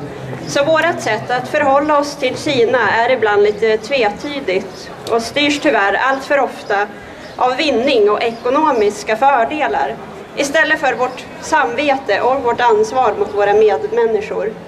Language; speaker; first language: Swedish; native; Swedish